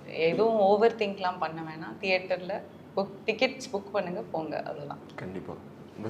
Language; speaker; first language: Tamil; native; Tamil